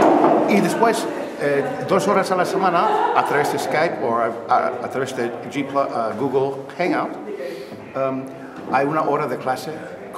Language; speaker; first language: Spanish; non-native, fluent; English